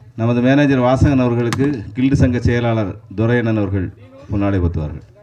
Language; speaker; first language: Tamil; native; Tamil